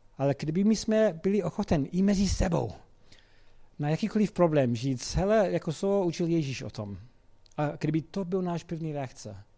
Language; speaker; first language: Czech; non-native, fluent; English